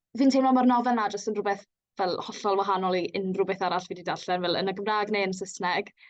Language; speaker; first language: Welsh; native; Welsh